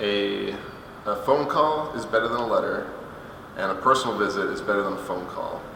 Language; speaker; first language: English; native; English